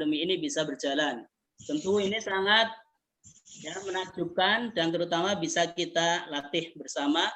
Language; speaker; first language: Indonesian; native; Indonesian